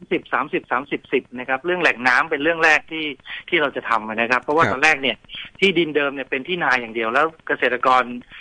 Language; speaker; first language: Thai; native; Thai